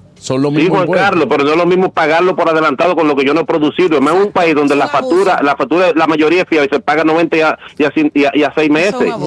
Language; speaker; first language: Spanish; native; Spanish